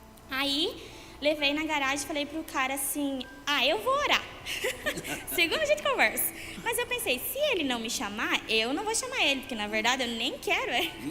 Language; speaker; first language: Portuguese; native; Portuguese